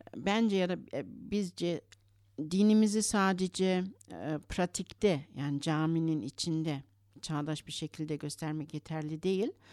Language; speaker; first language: Turkish; early bilingual, heritage; Turkish